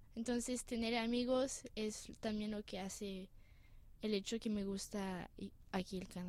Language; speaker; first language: Spanish; non-native, local second language; French